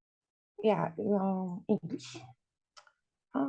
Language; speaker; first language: English; non-native, learner; Spanish